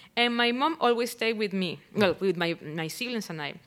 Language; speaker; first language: English; non-native, fluent; Spanish